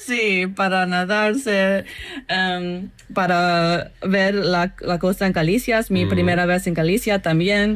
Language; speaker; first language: Spanish; non-native, learner; English